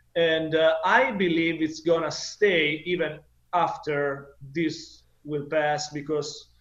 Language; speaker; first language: English; non-native, fluent; Italian